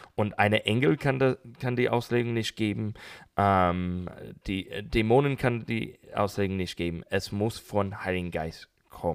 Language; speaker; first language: German; non-native, learner; English